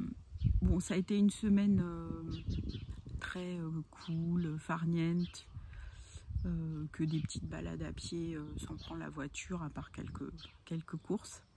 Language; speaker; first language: French; native; French